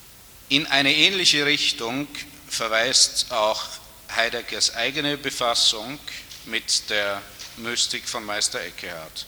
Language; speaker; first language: German; native; German